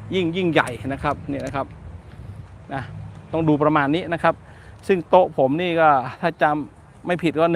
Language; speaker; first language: Thai; non-native, local second language; Northern Khmer